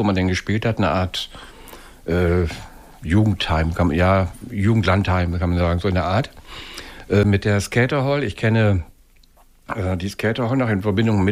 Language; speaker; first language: German; native; German